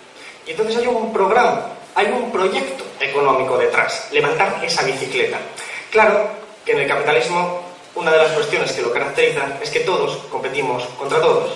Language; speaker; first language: Spanish; native; Spanish